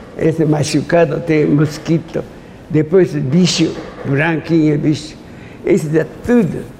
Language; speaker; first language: Portuguese; non-native, learner; Japanese